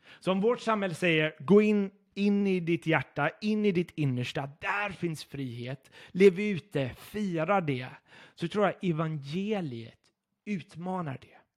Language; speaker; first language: Swedish; non-native, fluent; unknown